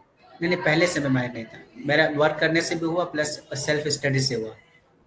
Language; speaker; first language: Hindi; native; Hindi